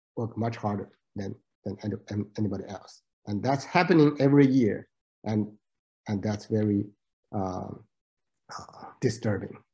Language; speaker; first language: English; non-native, fluent; Chinese